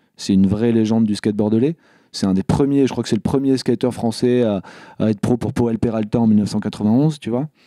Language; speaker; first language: French; native; French